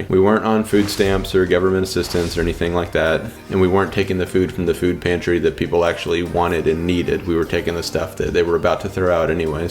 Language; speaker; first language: English; native; English